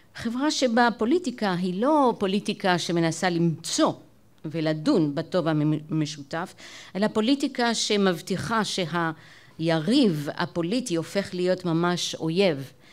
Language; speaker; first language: Hebrew; non-native, fluent; French